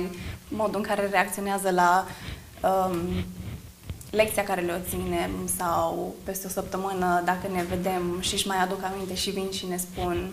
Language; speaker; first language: Romanian; native; Romanian